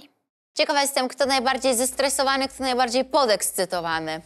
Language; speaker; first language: Polish; native; Polish